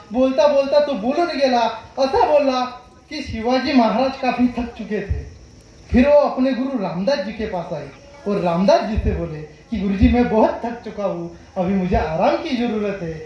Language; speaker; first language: Hindi; non-native, local second language; Marathi